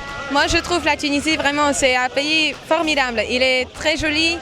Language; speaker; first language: French; non-native, local second language; Luxembourgish